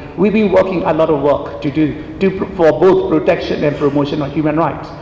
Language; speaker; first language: English; non-native, fluent; Burmese